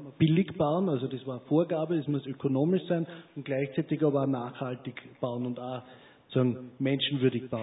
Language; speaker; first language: German; native; German